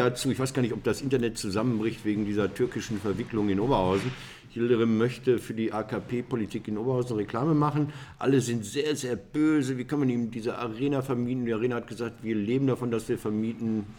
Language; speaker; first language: German; native; German